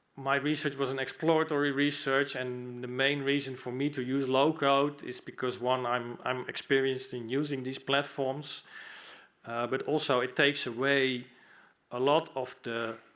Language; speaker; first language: English; non-native, fluent; Dutch